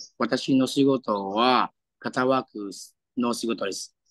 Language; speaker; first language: Japanese; non-native, learner; Vietnamese